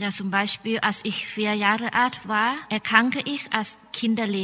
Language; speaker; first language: German; non-native, learner; Thai